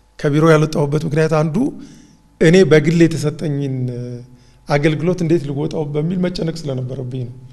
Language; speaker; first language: Amharic; native; Amharic